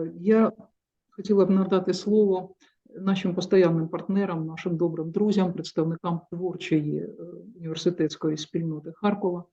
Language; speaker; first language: Ukrainian; native; Ukrainian